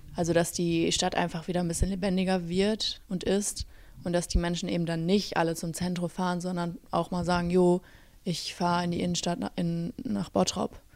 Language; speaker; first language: German; native; German